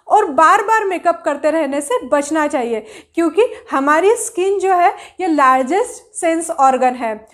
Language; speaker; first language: Hindi; non-native, local second language; Marathi